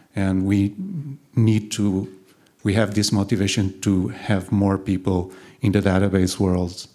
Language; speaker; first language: English; non-native, fluent; Portuguese